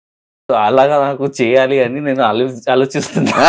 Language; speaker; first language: Telugu; non-native, learner; Hindi